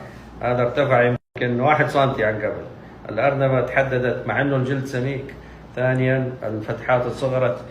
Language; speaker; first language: Arabic; native; Arabic